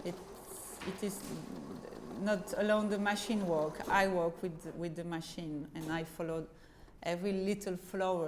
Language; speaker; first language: English; non-native, fluent; French